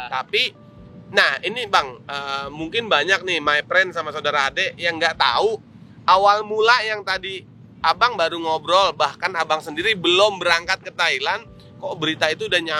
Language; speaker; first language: Indonesian; native; Indonesian